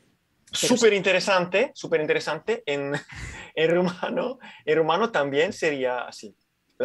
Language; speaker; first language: Spanish; non-native, fluent; Italian